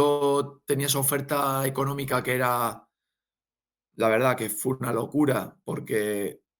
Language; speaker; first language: Spanish; native; Spanish